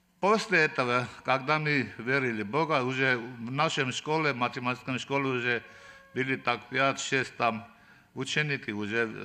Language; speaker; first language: Russian; non-native, local second language; Armenian